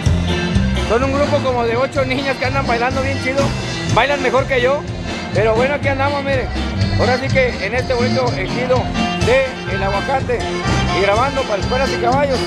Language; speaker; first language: Spanish; native; Spanish